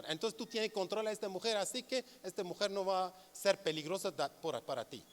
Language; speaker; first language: Spanish; non-native, learner; Kurdish